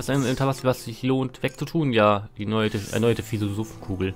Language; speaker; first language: German; native; German